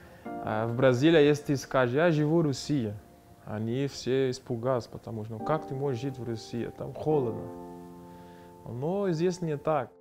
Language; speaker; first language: Russian; non-native, fluent; Portuguese